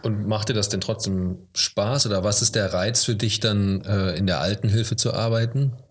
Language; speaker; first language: German; native; German